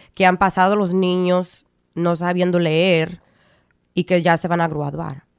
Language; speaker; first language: Spanish; early bilingual, heritage; Spanish